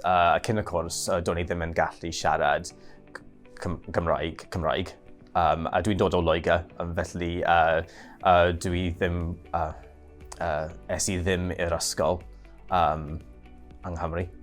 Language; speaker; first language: Welsh; non-native, learner; English